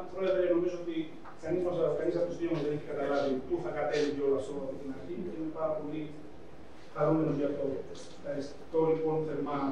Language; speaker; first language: Greek; native; Greek